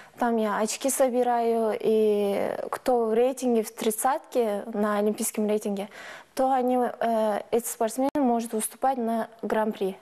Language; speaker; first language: Russian; non-native, local second language; Turkish